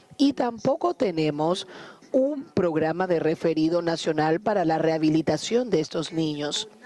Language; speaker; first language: Spanish; non-native, fluent; Haitian Creole